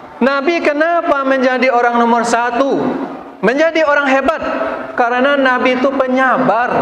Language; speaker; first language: Malay; non-native, local second language; Minangkabau